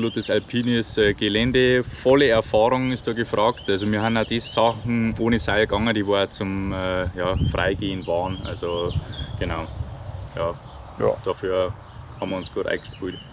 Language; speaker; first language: German; native; German